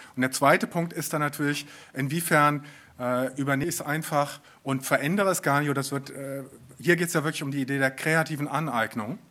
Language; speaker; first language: German; native; German